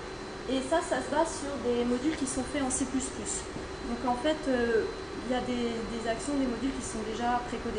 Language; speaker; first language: French; native; French